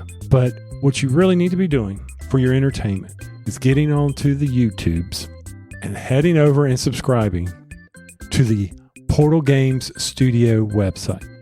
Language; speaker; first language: English; native; English